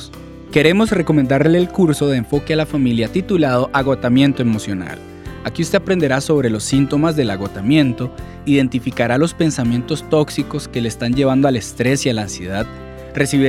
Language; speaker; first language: Spanish; native; Spanish